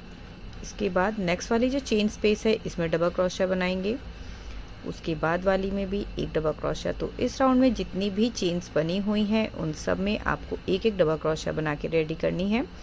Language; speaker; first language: Hindi; native; Hindi